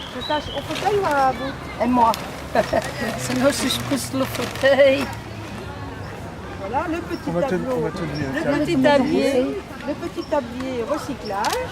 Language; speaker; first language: French; native; French